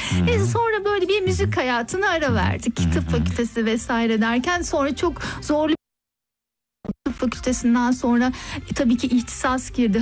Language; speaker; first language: Turkish; native; Turkish